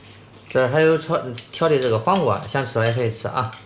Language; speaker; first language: Chinese; native; Chinese